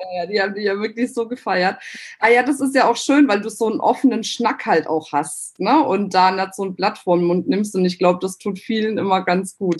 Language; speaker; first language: German; native; German